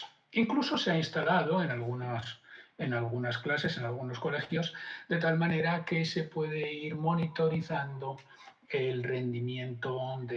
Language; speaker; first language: Spanish; native; Spanish